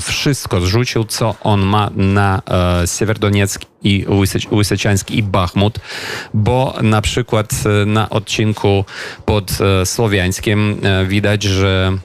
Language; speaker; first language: Polish; non-native, fluent; Ukrainian